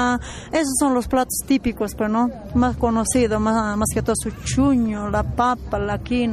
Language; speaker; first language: Spanish; native; Spanish